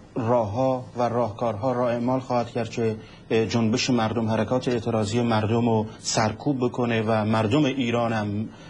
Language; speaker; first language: Persian; non-native, local second language; Central Kurdish